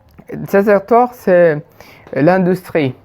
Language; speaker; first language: French; non-native, fluent; Spanish